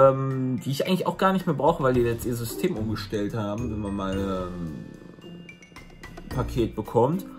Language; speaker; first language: German; native; German